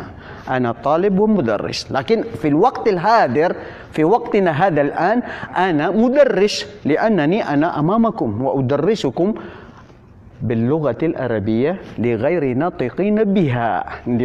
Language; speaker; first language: Arabic; non-native, fluent; Filipino